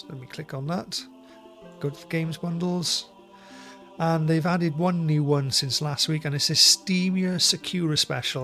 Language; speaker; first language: English; native; English